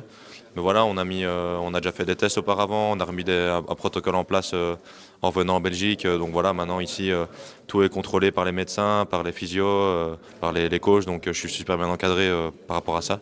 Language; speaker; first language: French; native; French